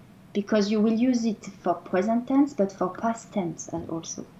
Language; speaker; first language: English; non-native, fluent; French